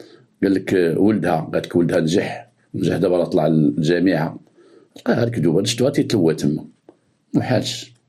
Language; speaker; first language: Arabic; native; Arabic